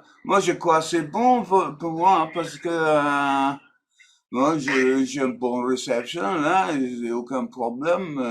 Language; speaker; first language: French; non-native, learner; English